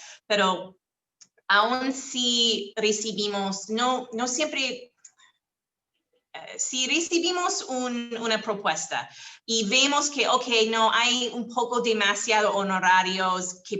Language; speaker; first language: Spanish; non-native, fluent; English